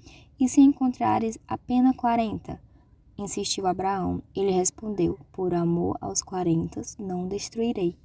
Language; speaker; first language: Portuguese; native; Portuguese